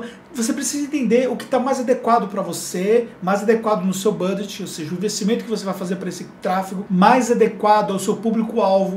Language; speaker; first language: Portuguese; native; Portuguese